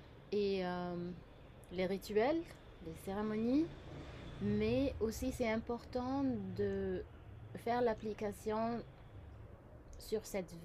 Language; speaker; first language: French; non-native, fluent; Arabic